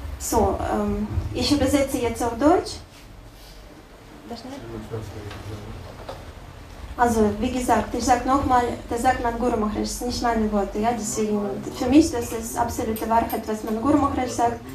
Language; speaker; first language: German; non-native, learner; Russian